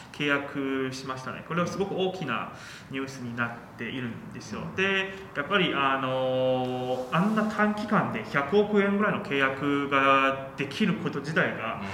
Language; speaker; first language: Japanese; non-native, fluent; Chinese